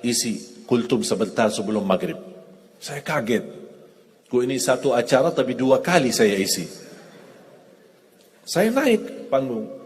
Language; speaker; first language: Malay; non-native, fluent; Arabic